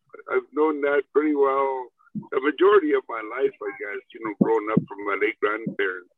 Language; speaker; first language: English; non-native, fluent; Cree